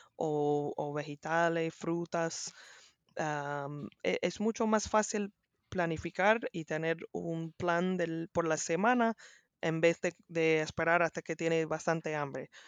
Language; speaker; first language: Spanish; non-native, learner; English